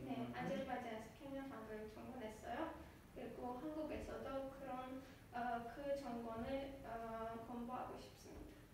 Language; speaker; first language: Korean; non-native, learner; Azerbaijani